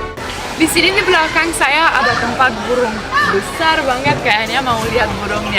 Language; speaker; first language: Indonesian; non-native, fluent; Romanian